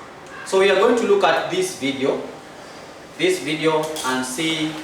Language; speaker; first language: English; non-native, local second language; Swahili